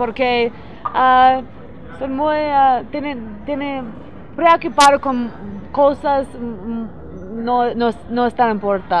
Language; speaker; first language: Spanish; non-native, learner; English